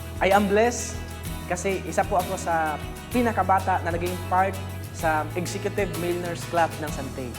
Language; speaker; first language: Filipino; non-native, local second language; Cebuano